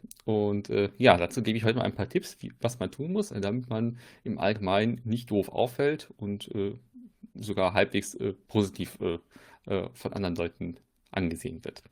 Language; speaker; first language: German; native; German